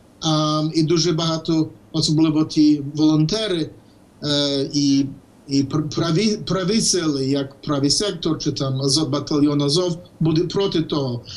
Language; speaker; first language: Ukrainian; early bilingual, heritage; Ukrainian